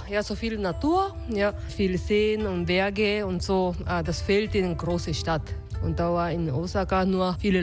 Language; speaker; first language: German; non-native, learner; Japanese